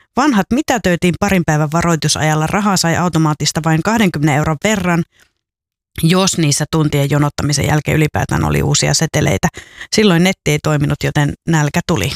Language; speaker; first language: Finnish; native; Finnish